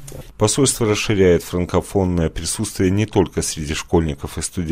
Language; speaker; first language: Russian; native; Russian